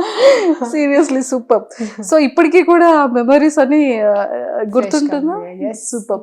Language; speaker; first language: Telugu; native; Telugu